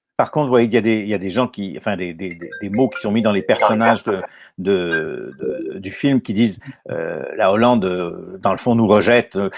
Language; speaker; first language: French; native; French